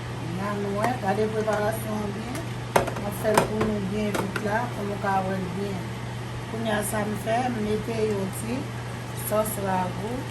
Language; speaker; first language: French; non-native, local second language; Haitian Creole